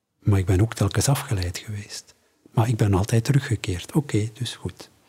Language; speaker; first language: Dutch; native; Dutch